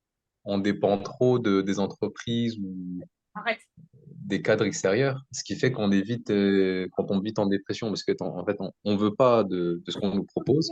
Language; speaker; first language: French; native; French